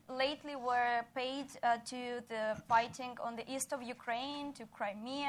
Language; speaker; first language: English; non-native, fluent; Ukrainian